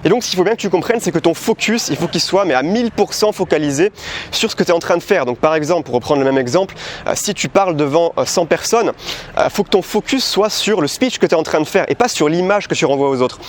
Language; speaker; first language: French; native; French